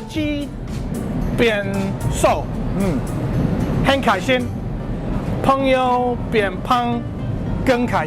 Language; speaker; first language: Chinese; non-native, fluent; English